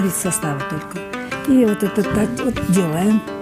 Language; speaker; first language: Russian; non-native, learner; Kyrgyz